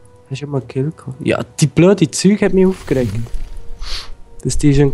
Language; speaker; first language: German; native; German